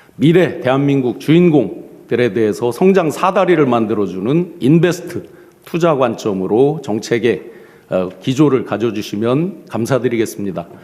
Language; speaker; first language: Korean; native; Korean